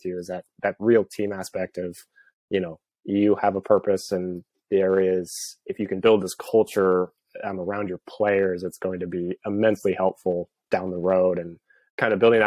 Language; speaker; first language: English; native; English